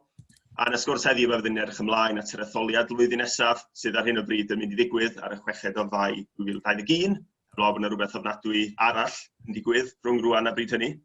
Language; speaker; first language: Welsh; native; Welsh